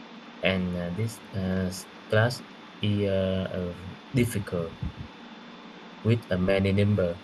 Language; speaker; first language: English; non-native, learner; Vietnamese